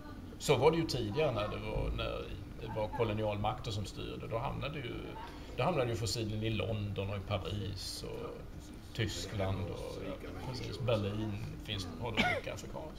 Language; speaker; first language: Swedish; native; Swedish